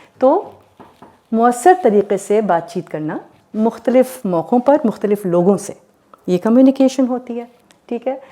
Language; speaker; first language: Urdu; native; Urdu